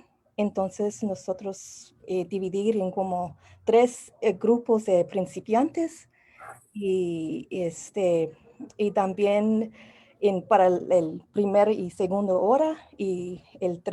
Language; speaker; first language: Spanish; non-native, learner; English